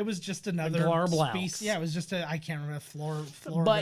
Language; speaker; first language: English; native; English